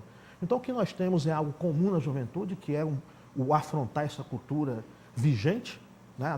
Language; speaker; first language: Portuguese; native; Portuguese